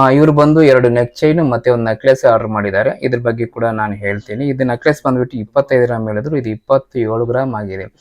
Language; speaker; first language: Kannada; non-native, local second language; Telugu